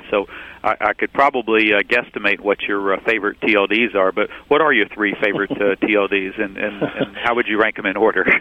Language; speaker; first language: English; non-native, fluent; Greek